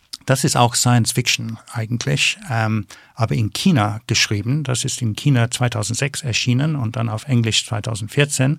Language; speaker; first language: German; non-native, fluent; English